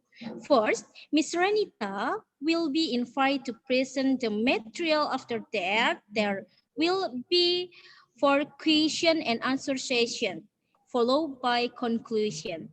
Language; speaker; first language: English; non-native, learner; Indonesian